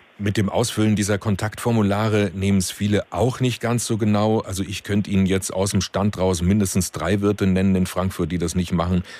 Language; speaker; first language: German; native; German